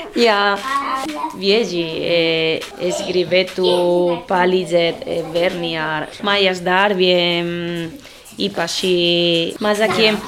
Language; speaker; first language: Latvian; non-native, learner; Spanish